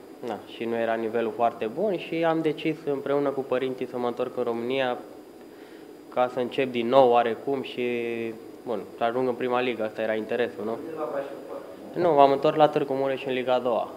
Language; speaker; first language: Romanian; early bilingual, heritage; Romanian